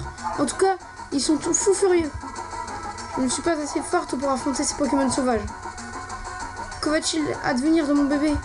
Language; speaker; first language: French; native; French